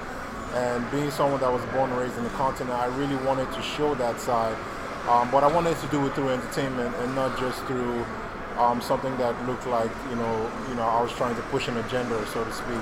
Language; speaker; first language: English; non-native, local second language; Yoruba